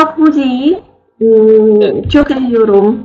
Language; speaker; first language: Turkish; non-native, learner; Russian